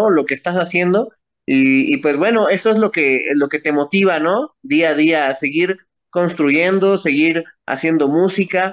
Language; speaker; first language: Spanish; native; Spanish